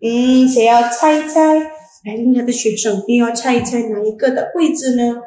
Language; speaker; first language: Chinese; non-native, fluent; Indonesian